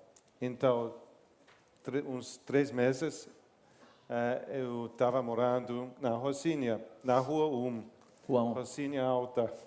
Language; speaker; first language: Portuguese; non-native, learner; English